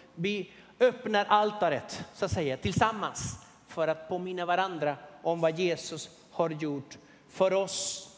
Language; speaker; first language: Swedish; non-native, fluent; Spanish